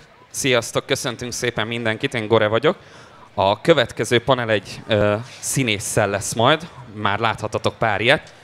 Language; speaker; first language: Hungarian; early bilingual, heritage; Hungarian